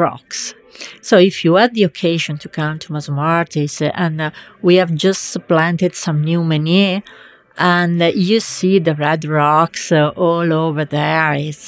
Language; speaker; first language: English; non-native, fluent; Italian